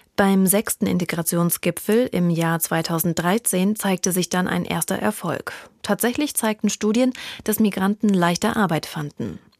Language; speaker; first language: German; native; German